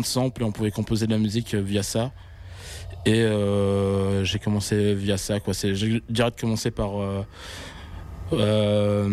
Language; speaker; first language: French; native; French